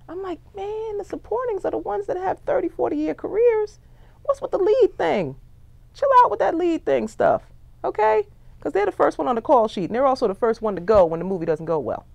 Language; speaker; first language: English; native; English